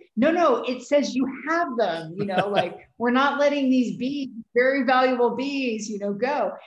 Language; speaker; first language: English; native; English